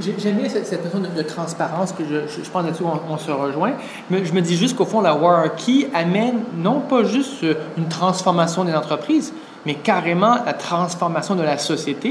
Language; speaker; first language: French; native; French